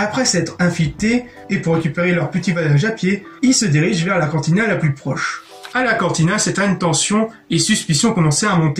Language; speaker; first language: French; native; French